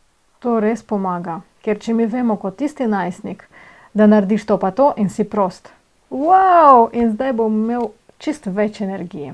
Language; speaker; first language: Slovenian; non-native, fluent; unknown